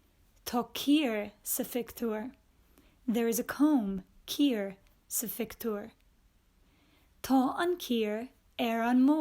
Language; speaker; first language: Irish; non-native, local second language; English